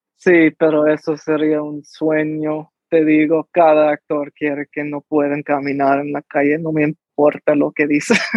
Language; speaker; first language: Spanish; early bilingual, heritage; English